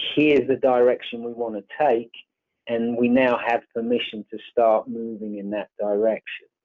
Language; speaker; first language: English; native; English